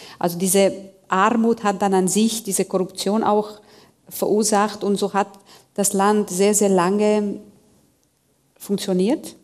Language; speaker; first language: German; non-native, fluent; Hungarian